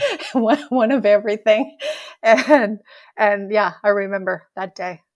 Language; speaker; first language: English; native; English